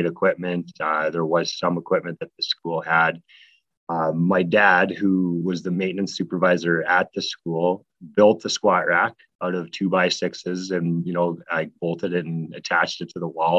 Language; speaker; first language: English; native; English